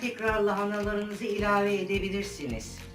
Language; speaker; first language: Turkish; native; Turkish